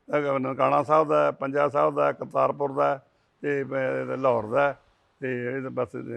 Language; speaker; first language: Punjabi; native; Punjabi